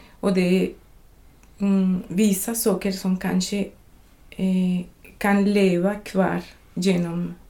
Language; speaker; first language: Swedish; non-native, fluent; Spanish